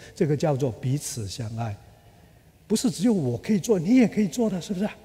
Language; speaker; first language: Chinese; early bilingual, other home language; Cantonese